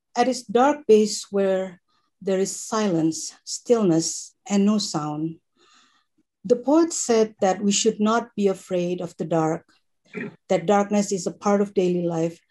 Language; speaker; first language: English; non-native, fluent; Indonesian